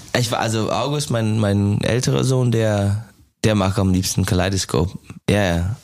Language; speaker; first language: German; non-native, fluent; English